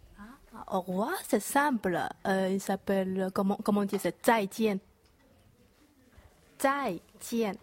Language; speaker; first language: French; non-native, learner; Chinese